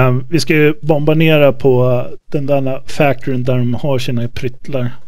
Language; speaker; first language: Swedish; native; Swedish